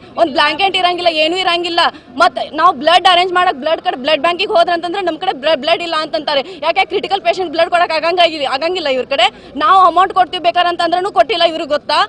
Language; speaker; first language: Kannada; native; Kannada